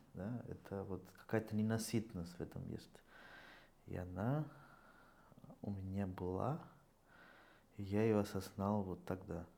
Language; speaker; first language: Russian; non-native, fluent; Spanish